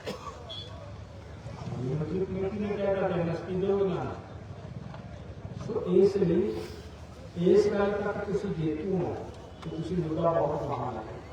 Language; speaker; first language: Hindi; non-native, local second language; Punjabi